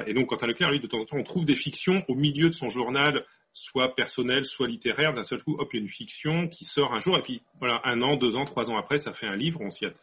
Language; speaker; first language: French; native; French